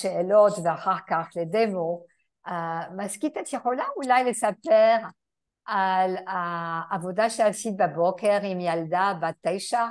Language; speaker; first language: Hebrew; non-native, fluent; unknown